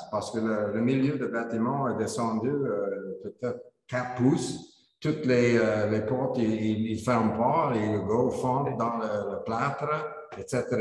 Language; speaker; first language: French; non-native, learner; English